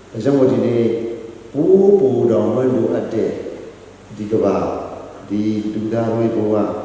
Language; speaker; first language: Burmese; non-native, local second language; Hakha Chin